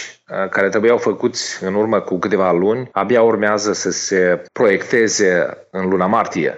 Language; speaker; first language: Romanian; native; Romanian